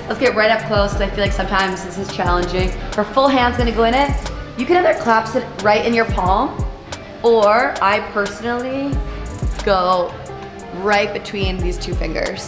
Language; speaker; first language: English; native; English